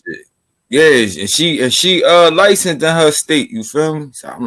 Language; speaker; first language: English; native; English